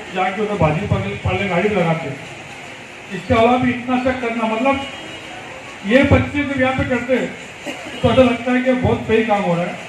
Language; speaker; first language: Hindi; non-native, local second language; Telugu